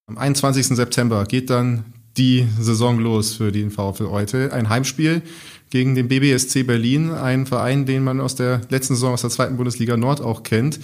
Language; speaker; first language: German; native; German